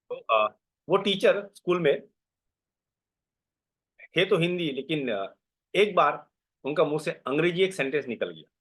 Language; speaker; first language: Hindi; non-native, local second language; Bangla